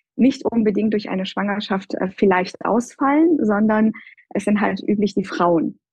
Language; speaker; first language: German; non-native, fluent; Persian